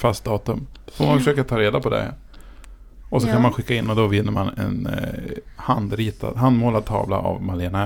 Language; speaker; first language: Swedish; native; Swedish